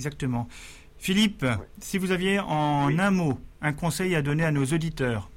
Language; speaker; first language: French; native; French